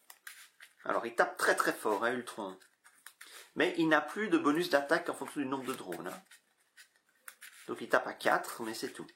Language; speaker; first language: French; native; French